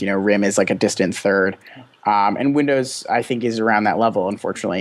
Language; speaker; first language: English; native; English